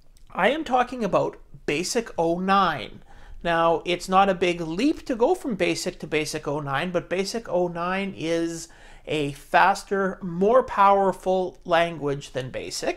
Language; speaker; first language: English; native; English